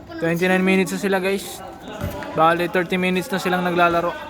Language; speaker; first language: Filipino; non-native, local second language; Bikol